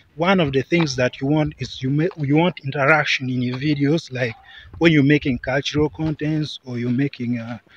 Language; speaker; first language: English; non-native, local second language; Acoli